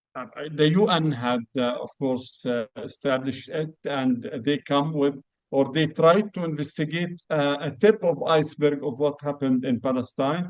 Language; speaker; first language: English; non-native, fluent; Arabic